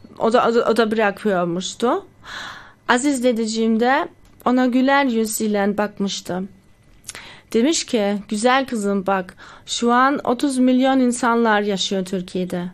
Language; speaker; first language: Turkish; early bilingual, heritage; Turkish